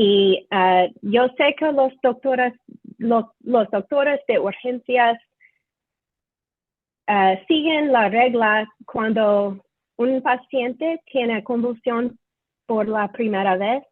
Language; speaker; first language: Spanish; non-native, fluent; English